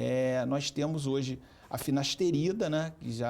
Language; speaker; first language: Portuguese; native; Portuguese